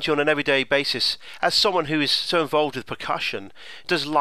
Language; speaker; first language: English; native; English